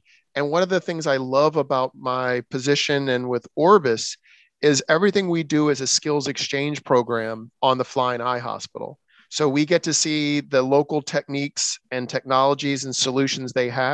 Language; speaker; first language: English; native; English